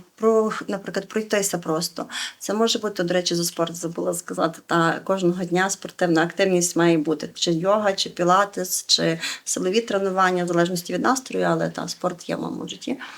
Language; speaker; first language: Ukrainian; native; Ukrainian